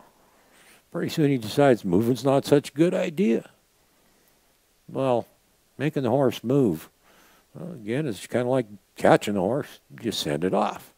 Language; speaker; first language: English; native; English